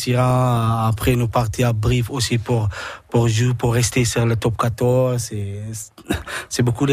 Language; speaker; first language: French; non-native, learner; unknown